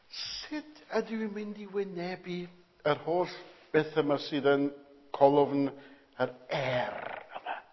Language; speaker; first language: Welsh; native; Welsh